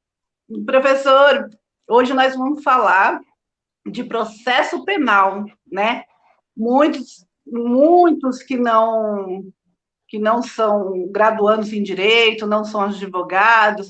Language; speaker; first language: Portuguese; native; Portuguese